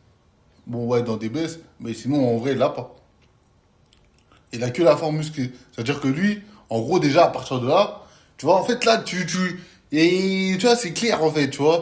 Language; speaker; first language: French; native; French